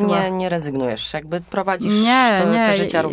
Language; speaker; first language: Polish; native; Polish